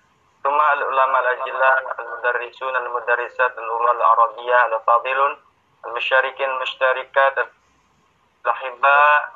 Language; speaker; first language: Arabic; non-native, learner; Indonesian